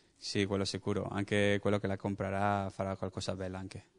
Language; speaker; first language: Italian; non-native, learner; Spanish